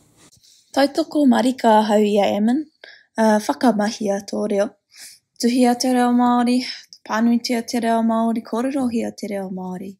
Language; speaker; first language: Māori; non-native, local second language; English